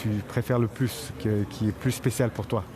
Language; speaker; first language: French; non-native, fluent; Turkish